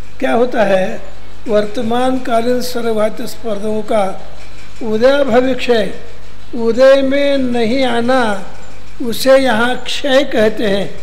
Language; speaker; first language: Hindi; non-native, local second language; Kannada